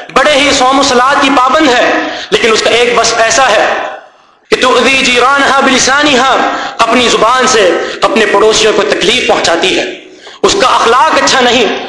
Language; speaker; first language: Urdu; native; Urdu